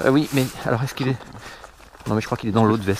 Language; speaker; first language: French; native; French